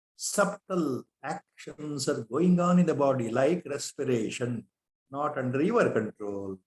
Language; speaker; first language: English; non-native, local second language; Kannada